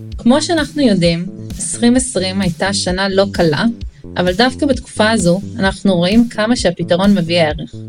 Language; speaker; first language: Hebrew; non-native, fluent; English